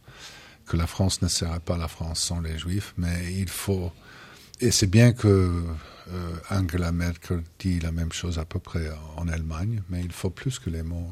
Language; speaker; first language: French; non-native, fluent; English